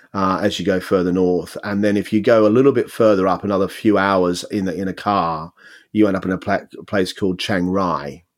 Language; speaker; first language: English; native; English